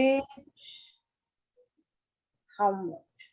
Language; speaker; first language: English; non-native, learner; Spanish